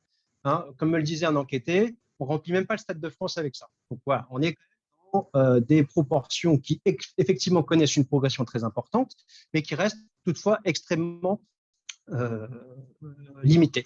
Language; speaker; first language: French; native; French